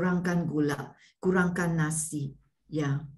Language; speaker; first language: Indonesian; non-native, learner; Malay